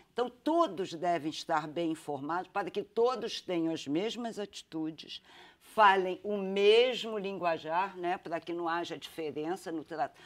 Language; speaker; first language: Portuguese; native; Portuguese